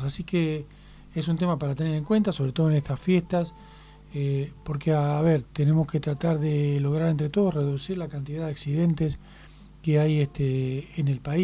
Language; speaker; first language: Spanish; native; Spanish